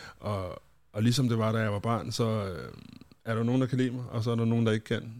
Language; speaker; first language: Danish; native; Danish